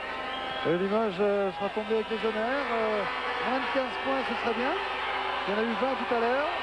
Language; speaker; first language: French; native; French